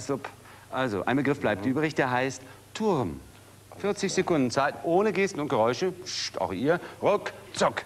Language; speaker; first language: German; native; German